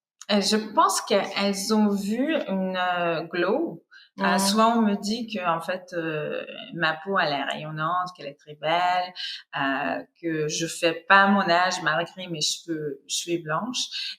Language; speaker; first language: French; non-native, fluent; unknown